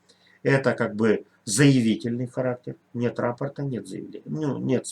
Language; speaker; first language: Russian; native; Russian